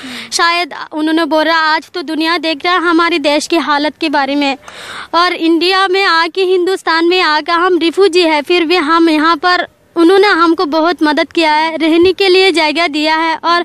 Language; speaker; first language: Hindi; non-native, learner; Rohingya